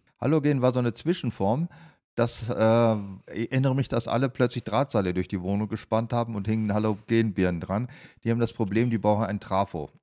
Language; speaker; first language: German; native; German